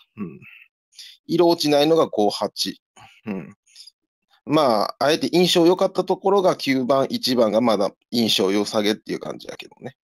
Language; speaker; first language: Japanese; native; Japanese